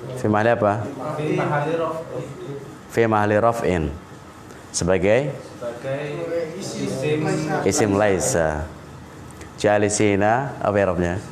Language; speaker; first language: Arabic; non-native, fluent; Indonesian